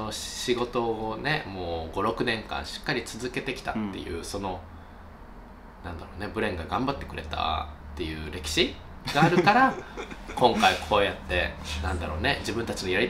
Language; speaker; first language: Japanese; native; Japanese